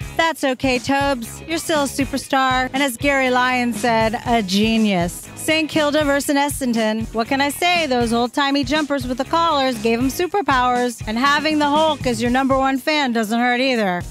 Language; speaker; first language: English; native; English